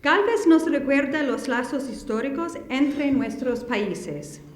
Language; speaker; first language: Spanish; non-native, fluent; English